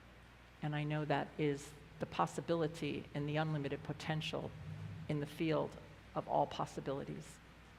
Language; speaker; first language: English; native; English